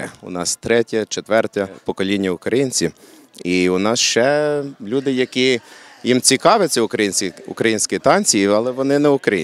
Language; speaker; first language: Ukrainian; early bilingual, heritage; English